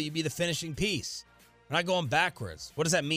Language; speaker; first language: English; native; English